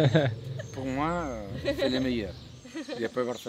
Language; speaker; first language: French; non-native, learner; Spanish